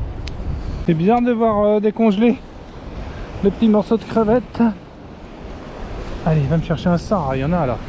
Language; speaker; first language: French; native; French